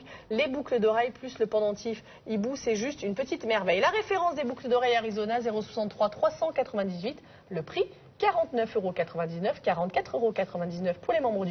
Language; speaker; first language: French; native; French